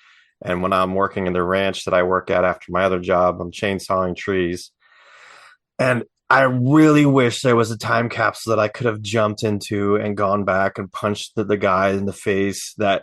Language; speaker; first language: English; native; English